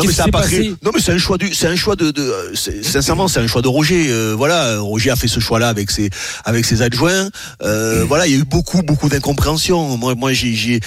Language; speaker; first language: French; native; French